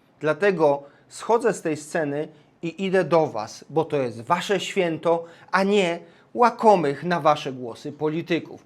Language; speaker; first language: Polish; native; Polish